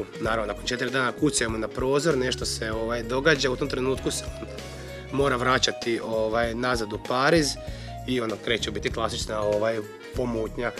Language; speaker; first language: Croatian; native; Croatian